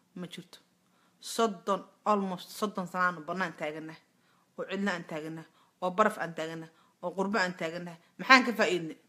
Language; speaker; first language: Somali; native; Somali